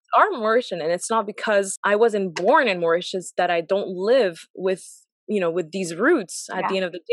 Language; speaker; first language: English; non-native, fluent; French